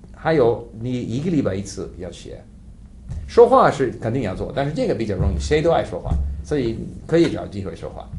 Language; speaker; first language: Chinese; non-native, fluent; English